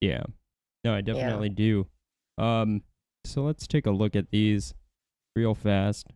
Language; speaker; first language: English; native; English